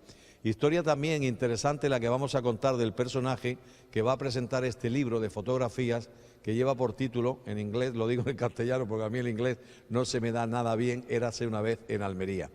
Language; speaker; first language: Spanish; native; Spanish